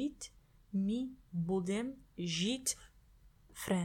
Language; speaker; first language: Russian; non-native, learner; English